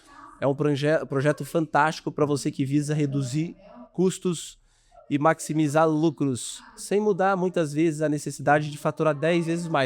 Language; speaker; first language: Portuguese; native; Portuguese